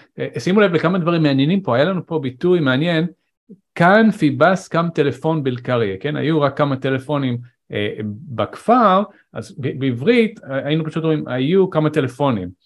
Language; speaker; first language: Hebrew; non-native, local second language; Arabic